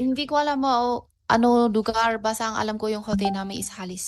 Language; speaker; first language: Filipino; non-native, learner; Chinese